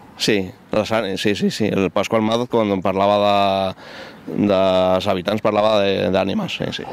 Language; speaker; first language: Catalan; non-native, local second language; Spanish